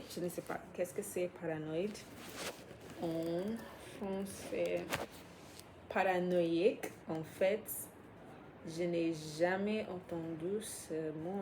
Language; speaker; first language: French; non-native, fluent; English